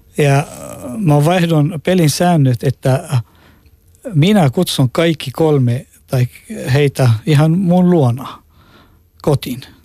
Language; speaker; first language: Finnish; non-native, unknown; Arabic